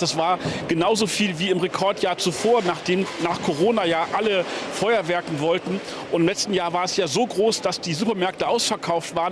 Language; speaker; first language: German; native; German